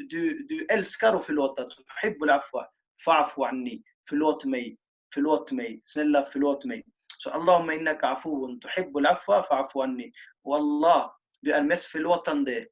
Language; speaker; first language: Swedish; non-native, fluent; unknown